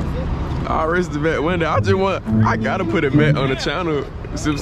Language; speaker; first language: English; native; English